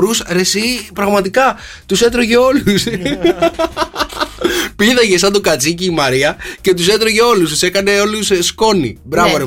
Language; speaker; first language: Greek; native; Greek